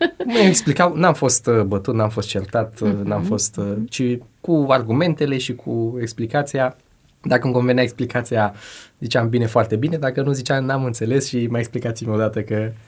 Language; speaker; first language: Romanian; early bilingual, heritage; Romanian